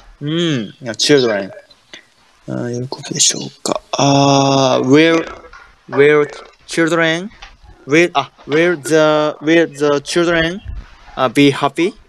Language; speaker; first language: English; non-native, learner; Japanese